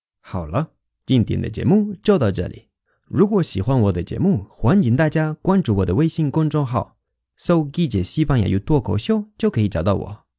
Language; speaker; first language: Chinese; non-native, fluent; Spanish